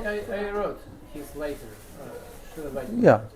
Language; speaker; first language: English; non-native, learner; Russian